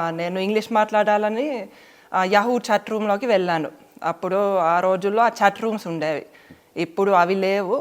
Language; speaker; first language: Telugu; non-native, fluent; Finnish